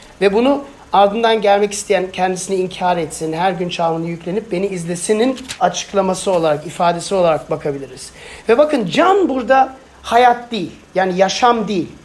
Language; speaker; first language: Turkish; non-native, fluent; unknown